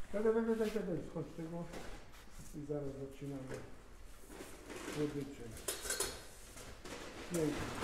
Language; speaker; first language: Polish; non-native, fluent; Italian